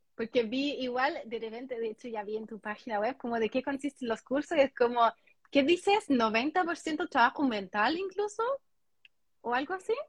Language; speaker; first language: Spanish; non-native, fluent; German